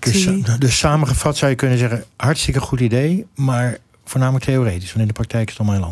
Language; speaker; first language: Dutch; native; Dutch